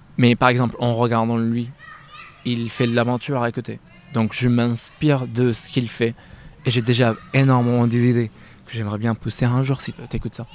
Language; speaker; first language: French; non-native, fluent; Arabic